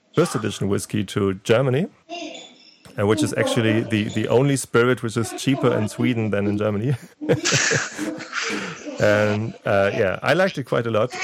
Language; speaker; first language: English; non-native, fluent; German